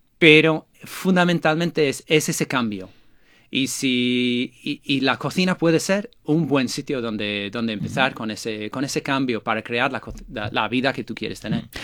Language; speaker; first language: Spanish; non-native, fluent; English